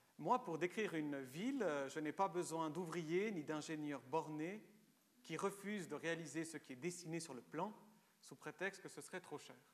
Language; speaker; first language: French; early bilingual, other home language; Romanian